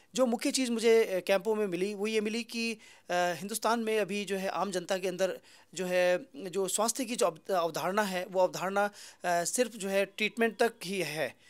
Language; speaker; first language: Hindi; native; Hindi